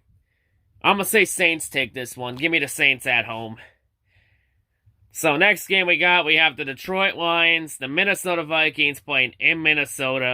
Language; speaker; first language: English; native; English